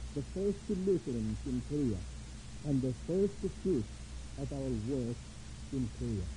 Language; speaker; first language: English; non-native, fluent; Korean